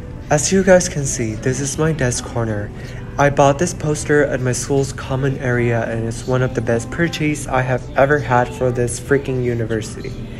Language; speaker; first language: English; non-native, fluent; Vietnamese